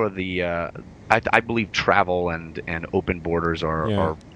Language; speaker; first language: English; native; English